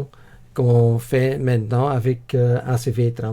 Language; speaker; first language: French; non-native, local second language; Dutch